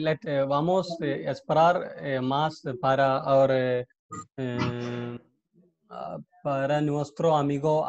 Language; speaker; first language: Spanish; non-native, learner; Hindi